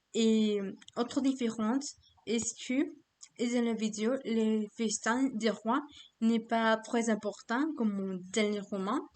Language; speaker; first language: French; non-native, learner; Spanish